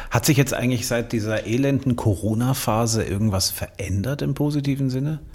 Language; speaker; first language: German; native; German